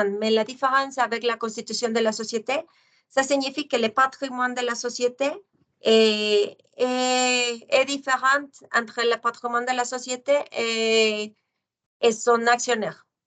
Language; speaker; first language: French; non-native, fluent; Spanish